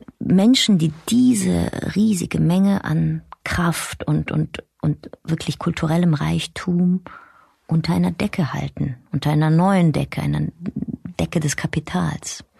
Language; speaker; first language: German; early bilingual, other home language; Russian